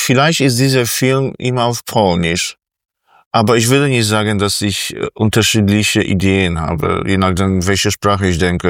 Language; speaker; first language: German; non-native, fluent; Polish